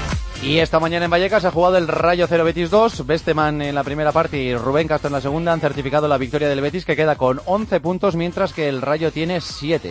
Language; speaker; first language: Spanish; native; Spanish